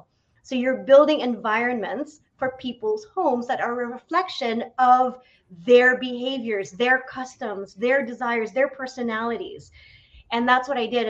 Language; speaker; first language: English; native; English